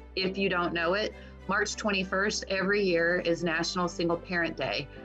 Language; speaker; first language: English; native; English